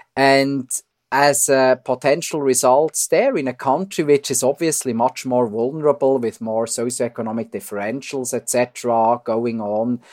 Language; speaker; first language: English; non-native, fluent; German